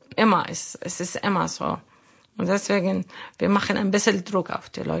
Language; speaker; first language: German; non-native, learner; Arabic